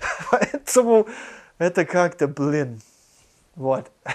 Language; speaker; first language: Russian; non-native, fluent; English